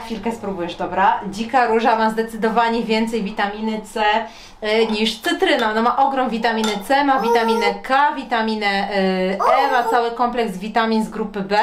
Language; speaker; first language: Polish; native; Polish